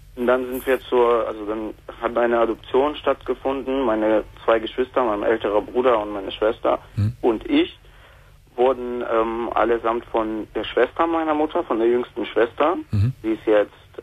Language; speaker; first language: German; native; German